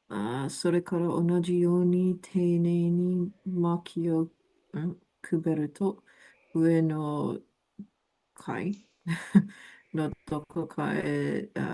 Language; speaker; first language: Japanese; non-native, learner; English